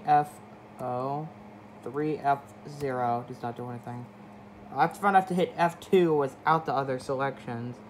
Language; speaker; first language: English; native; English